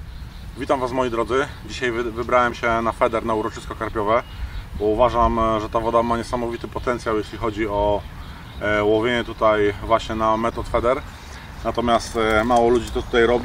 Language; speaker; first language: Polish; native; Polish